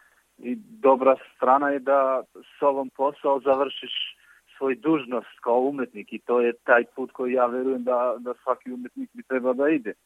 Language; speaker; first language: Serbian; non-native, local second language; Albanian